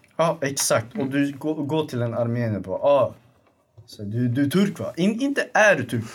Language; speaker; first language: Swedish; early bilingual, other home language; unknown